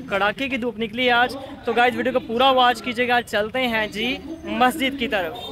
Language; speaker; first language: Urdu; non-native, local second language; Punjabi